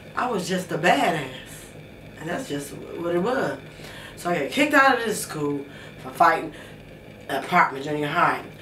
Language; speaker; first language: English; native; English